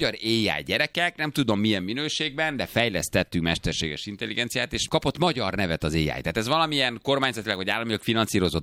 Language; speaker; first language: Hungarian; native; Hungarian